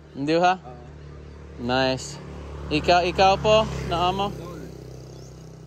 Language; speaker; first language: Cebuano; non-native, learner; English